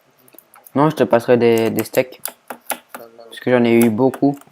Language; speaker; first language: French; native; French